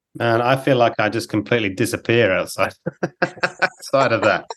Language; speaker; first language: English; native; English